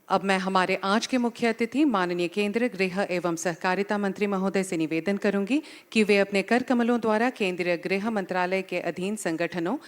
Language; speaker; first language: Hindi; non-native, local second language; Assamese